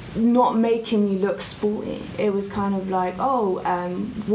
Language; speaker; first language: English; native; English